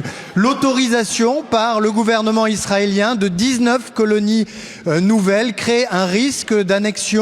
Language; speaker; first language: French; native; French